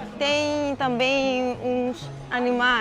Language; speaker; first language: Portuguese; non-native, fluent; Greek